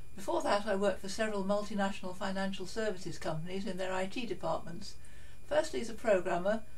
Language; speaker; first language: English; native; English